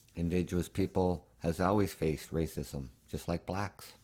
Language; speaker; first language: English; native; English